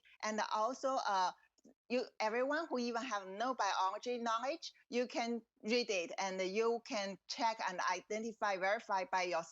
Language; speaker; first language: English; non-native, fluent; Chinese